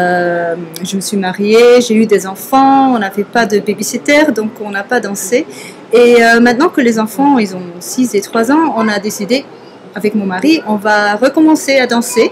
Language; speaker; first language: French; non-native, fluent; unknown